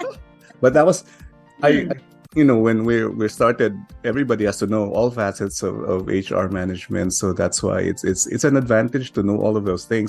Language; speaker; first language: English; non-native, local second language; Filipino